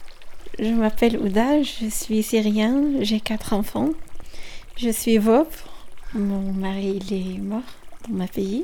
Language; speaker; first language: French; non-native, learner; Arabic